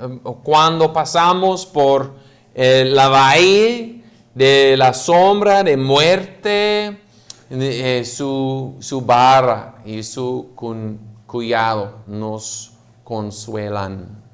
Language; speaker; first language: Spanish; non-native, fluent; English